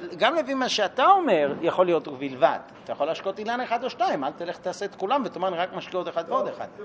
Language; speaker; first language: Hebrew; non-native, fluent; English